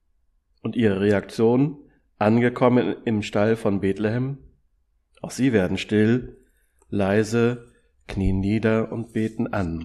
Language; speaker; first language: German; native; German